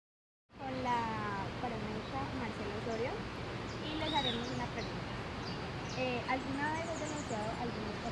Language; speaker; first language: Spanish; native; Spanish